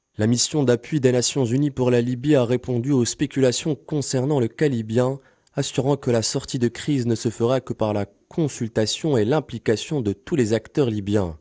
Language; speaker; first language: French; non-native, local second language; Arabic